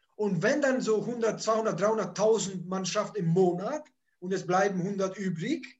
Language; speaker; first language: German; early bilingual, other home language; Polish